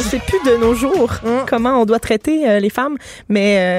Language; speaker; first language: French; native; French